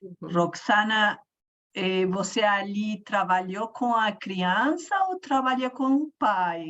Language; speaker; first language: Portuguese; non-native, learner; Spanish